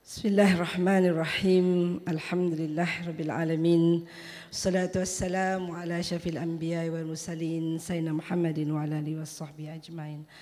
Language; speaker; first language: Malay; native; Malay